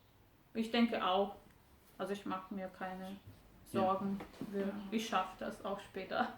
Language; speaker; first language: German; non-native, fluent; Romanian